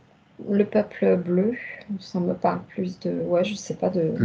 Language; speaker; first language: French; native; French